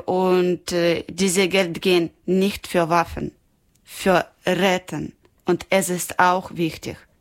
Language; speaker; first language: German; non-native, learner; Ukrainian